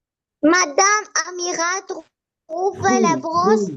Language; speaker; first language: French; non-native, learner; Arabic